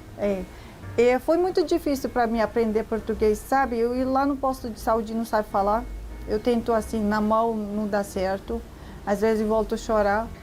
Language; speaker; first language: Portuguese; non-native, learner; Arabic